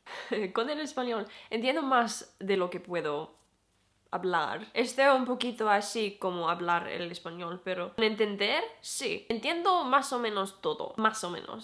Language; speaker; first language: Spanish; non-native, learner; German